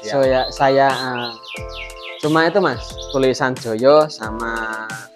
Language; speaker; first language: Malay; non-native, local second language; Javanese